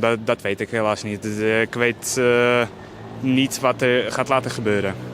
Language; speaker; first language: Dutch; non-native, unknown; Ukrainian